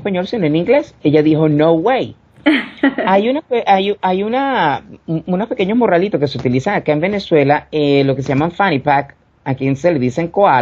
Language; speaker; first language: Spanish; native; Spanish